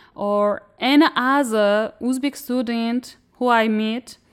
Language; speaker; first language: English; non-native, fluent; Uzbek